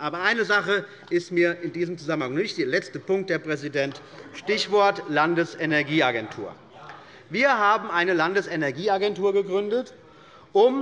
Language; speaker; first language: German; native; German